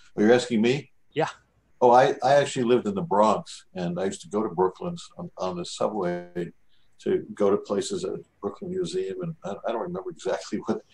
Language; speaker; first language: English; native; English